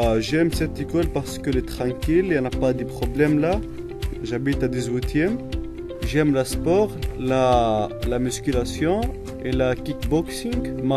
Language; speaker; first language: French; non-native, learner; Arabic